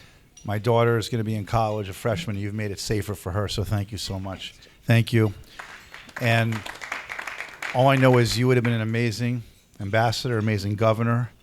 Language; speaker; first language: English; native; English